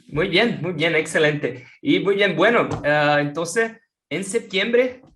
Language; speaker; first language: Spanish; non-native, fluent; Portuguese